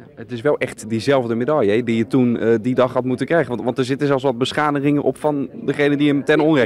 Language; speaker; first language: Dutch; native; Dutch